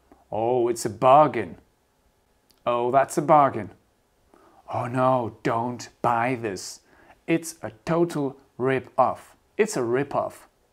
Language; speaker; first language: English; non-native, fluent; French